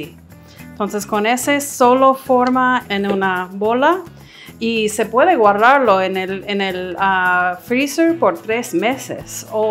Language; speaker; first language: Spanish; non-native, fluent; English